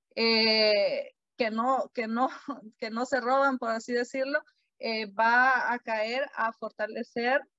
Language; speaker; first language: Spanish; native; Spanish